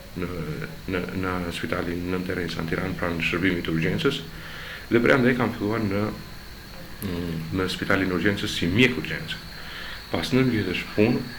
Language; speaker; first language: Albanian; non-native, local second language; Romany